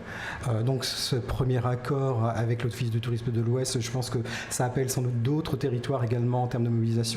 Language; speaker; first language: French; native; French